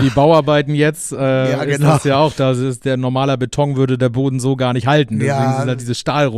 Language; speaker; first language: German; native; German